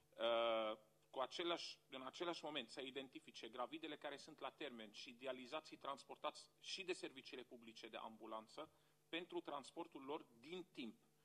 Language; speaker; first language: Romanian; non-native, fluent; Arabic